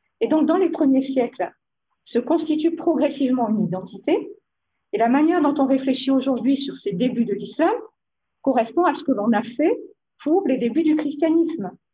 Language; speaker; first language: French; native; French